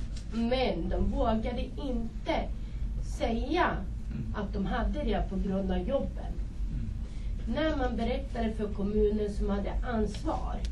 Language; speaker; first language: Swedish; non-native, fluent; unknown